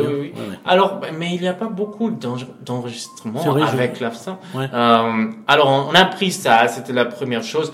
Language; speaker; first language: French; non-native, fluent; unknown